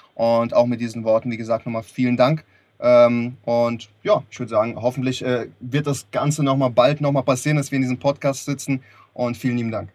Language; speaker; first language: German; early bilingual, other home language; Lithuanian